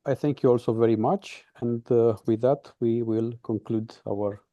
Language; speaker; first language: English; non-native, fluent; Romanian